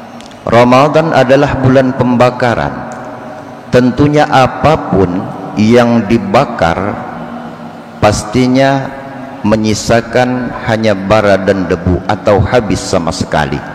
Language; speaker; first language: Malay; non-native, local second language; Banjar